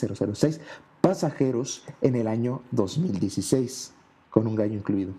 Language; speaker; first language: Spanish; native; Spanish